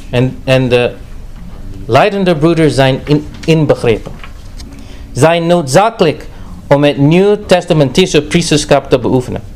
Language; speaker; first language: Dutch; non-native, fluent; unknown